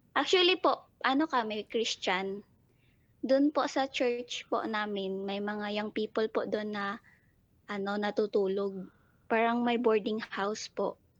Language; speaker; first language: Filipino; non-native, local second language; Cebuano